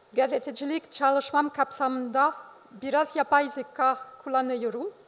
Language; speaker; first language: Turkish; non-native, fluent; French